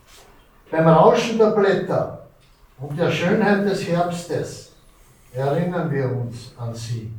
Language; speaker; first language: German; native; German